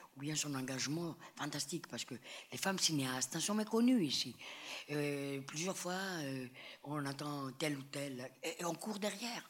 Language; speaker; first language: French; non-native, fluent; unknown